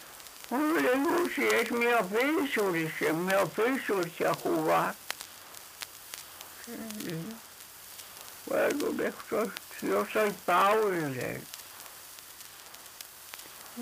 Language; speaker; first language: Spanish; non-native, local second language; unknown